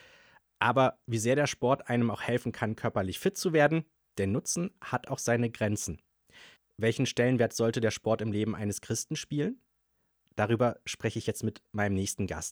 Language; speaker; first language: German; native; German